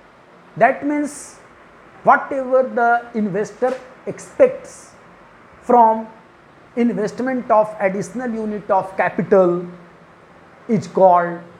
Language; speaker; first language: English; non-native, local second language; Hindi